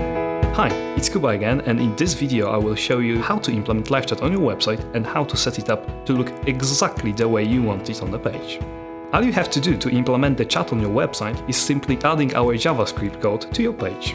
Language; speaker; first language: English; non-native, fluent; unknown